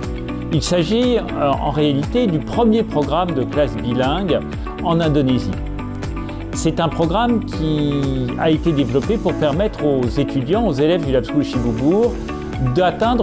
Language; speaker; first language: French; native; French